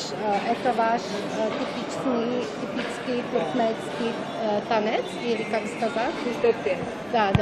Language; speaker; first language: Russian; non-native, learner; Czech